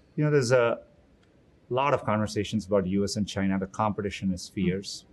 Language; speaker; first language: English; non-native, local second language; Tamil